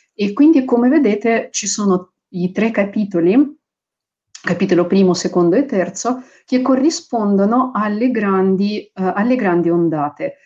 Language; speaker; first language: Italian; non-native, fluent; Russian